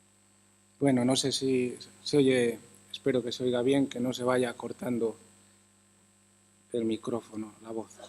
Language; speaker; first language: Spanish; native; Spanish